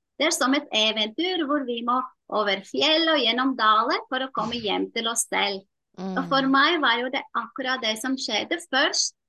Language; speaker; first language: Norwegian; non-native, fluent; Latvian